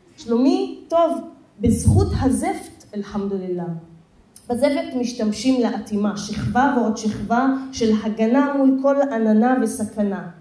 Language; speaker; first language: Hebrew; non-native, local second language; Arabic